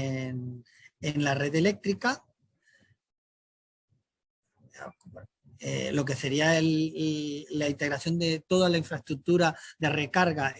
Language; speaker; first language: Spanish; native; Spanish